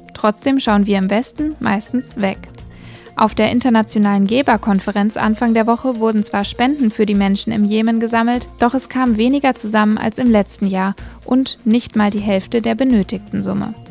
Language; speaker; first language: German; native; German